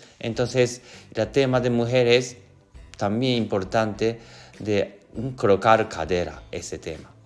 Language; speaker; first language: Spanish; non-native, learner; Japanese